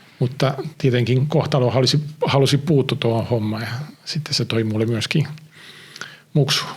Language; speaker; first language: Finnish; early bilingual, heritage; Finnish